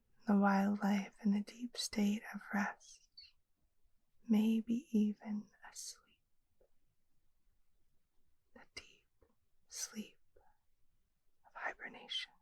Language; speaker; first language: English; native; English